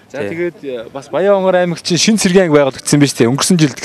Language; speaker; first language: Mongolian; native; Mongolian